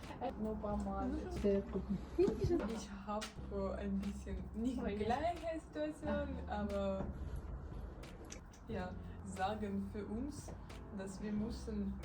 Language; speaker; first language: German; non-native, learner; Ukrainian